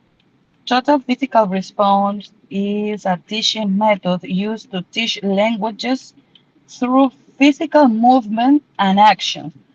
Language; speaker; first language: English; non-native, learner; Spanish